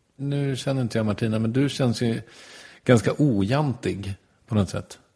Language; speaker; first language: Swedish; native; Swedish